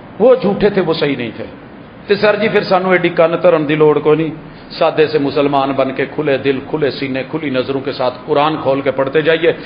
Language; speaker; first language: Urdu; non-native, local second language; Punjabi